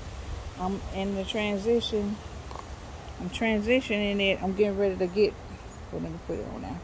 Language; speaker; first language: English; native; English